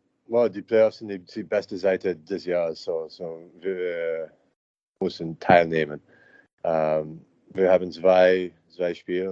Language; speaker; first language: German; non-native, learner; English